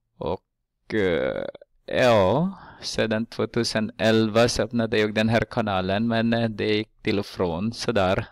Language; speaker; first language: Swedish; non-native, fluent; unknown